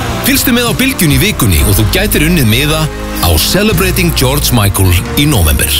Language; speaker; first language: Icelandic; native; Icelandic